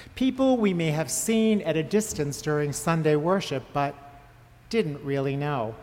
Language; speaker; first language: English; native; English